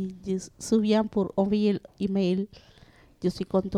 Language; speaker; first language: French; non-native, learner; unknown